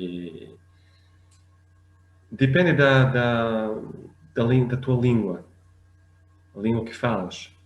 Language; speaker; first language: Portuguese; non-native, fluent; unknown